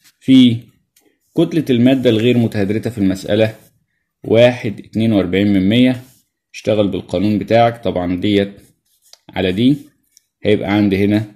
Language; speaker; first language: Arabic; native; Arabic